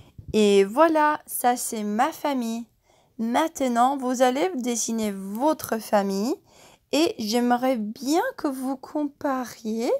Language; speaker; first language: French; non-native, fluent; English